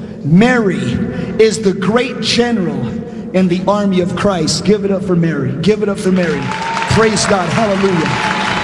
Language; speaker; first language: English; early bilingual, other home language; Spanish